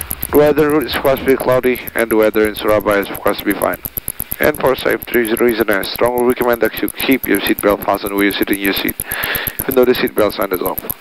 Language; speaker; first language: English; non-native, fluent; Indonesian